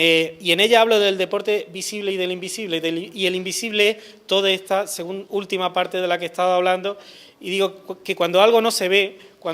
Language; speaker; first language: Spanish; native; Spanish